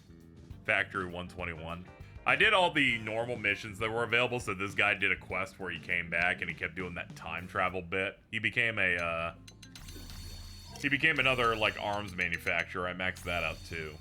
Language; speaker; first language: English; native; English